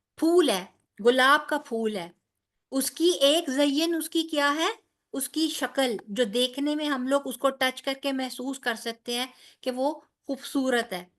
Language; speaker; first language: Urdu; non-native, local second language; Punjabi